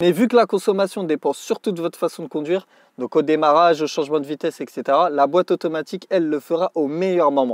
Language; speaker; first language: French; native; French